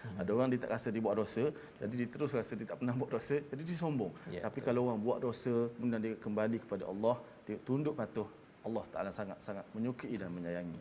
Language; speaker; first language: Malay; native; Malay